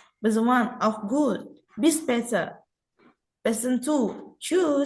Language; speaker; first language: German; non-native, learner; Indonesian